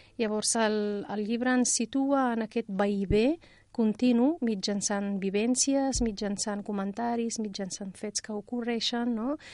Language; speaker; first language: Catalan; non-native, fluent; Riffian